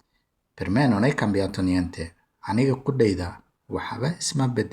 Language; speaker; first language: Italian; non-native, fluent; Somali